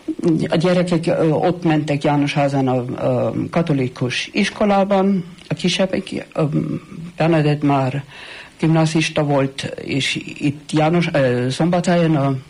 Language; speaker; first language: Hungarian; early bilingual, heritage; Hungarian